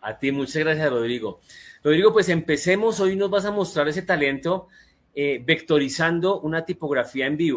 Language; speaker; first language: Spanish; native; Spanish